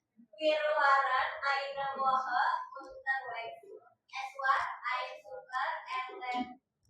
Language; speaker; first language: German; non-native, learner; Indonesian